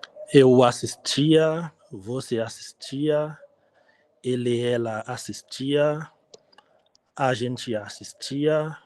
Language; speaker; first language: Portuguese; non-native, learner; Haitian Creole